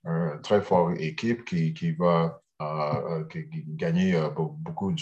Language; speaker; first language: French; early bilingual, heritage; English